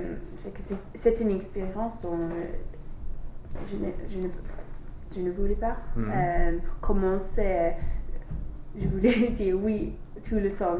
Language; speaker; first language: French; non-native, learner; English